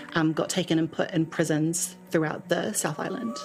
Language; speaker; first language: English; native; English